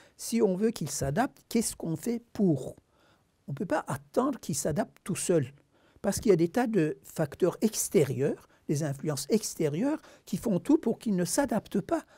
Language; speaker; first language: French; non-native, fluent; Turkish